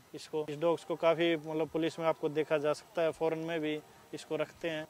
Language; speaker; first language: Hindi; native; Hindi